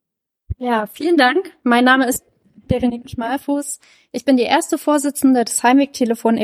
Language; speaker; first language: German; native; German